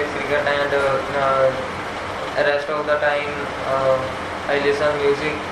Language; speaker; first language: English; non-native, learner; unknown